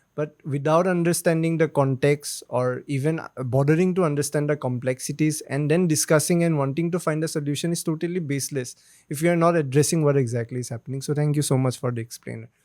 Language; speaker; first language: English; non-native, local second language; Assamese